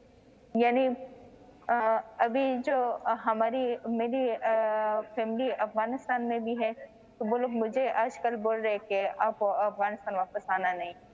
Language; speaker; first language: Hindi; non-native, fluent; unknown